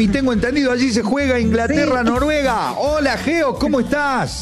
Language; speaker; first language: Spanish; native; Spanish